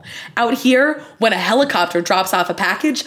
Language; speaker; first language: English; native; English